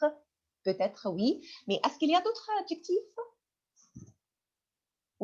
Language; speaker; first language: French; non-native, fluent; Arabic